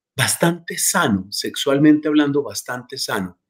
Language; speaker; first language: Spanish; native; Spanish